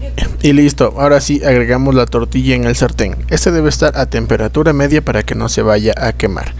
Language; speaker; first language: Spanish; native; Spanish